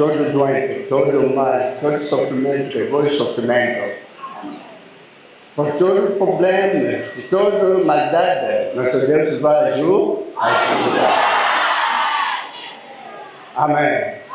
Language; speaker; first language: Portuguese; non-native, learner; Lingala